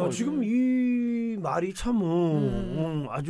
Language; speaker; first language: Korean; native; Korean